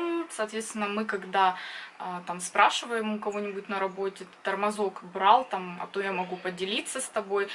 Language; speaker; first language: Russian; native; Russian